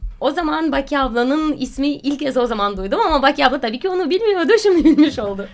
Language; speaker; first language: Turkish; non-native, fluent; Russian